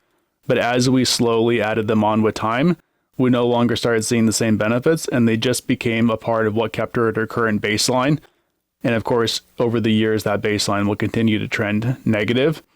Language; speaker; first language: English; native; English